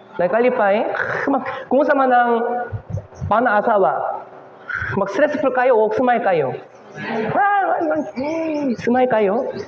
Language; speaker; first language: Cebuano; non-native, fluent; Korean